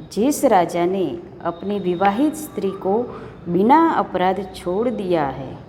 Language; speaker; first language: Hindi; non-native, local second language; Gujarati